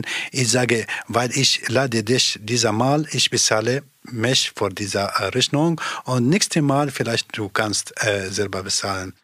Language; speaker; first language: German; non-native, learner; Persian